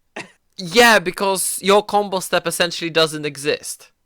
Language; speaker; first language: English; native; English